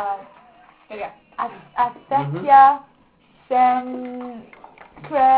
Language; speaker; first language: Icelandic; non-native, learner; English